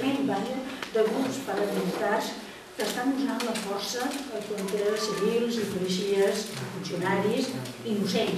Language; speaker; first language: Catalan; native; Catalan